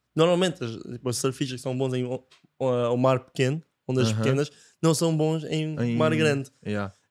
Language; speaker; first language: Portuguese; non-native, fluent; English